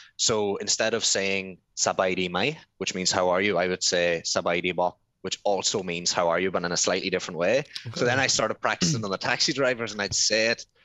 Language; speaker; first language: English; native; English